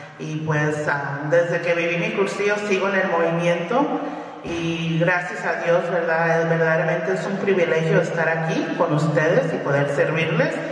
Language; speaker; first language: Spanish; early bilingual, heritage; Spanish